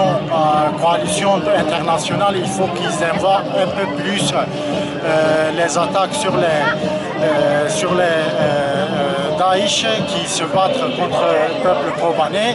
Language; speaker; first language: French; non-native, learner; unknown